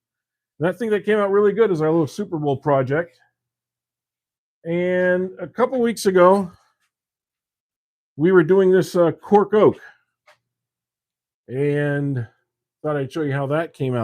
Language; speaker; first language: English; native; English